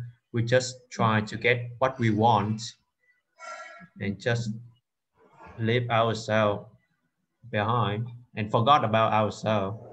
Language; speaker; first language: English; non-native, fluent; Vietnamese